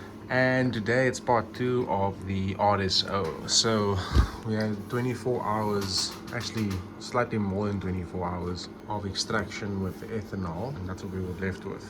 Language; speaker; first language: English; native; English